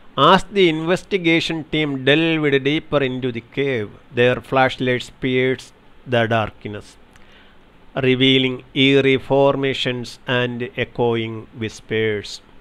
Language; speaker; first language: English; non-native, local second language; Malayalam